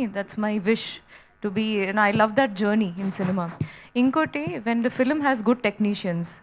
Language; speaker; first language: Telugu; non-native, learner; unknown